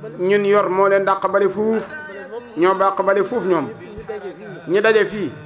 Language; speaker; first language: Wolof; native; Wolof